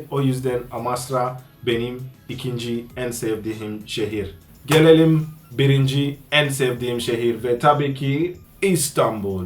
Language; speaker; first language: Turkish; non-native, fluent; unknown